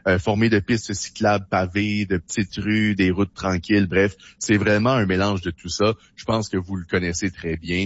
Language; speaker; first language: French; native; French